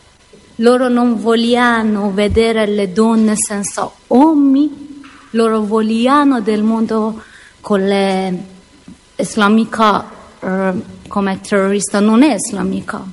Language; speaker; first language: Italian; non-native, learner; Persian